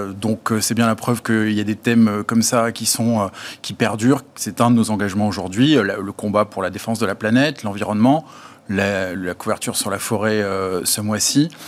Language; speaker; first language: French; native; French